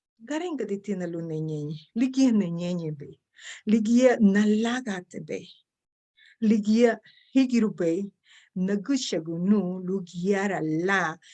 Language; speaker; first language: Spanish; non-native, local second language; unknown